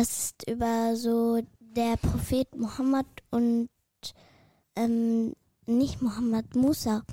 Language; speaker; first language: German; early bilingual, other home language; Arabic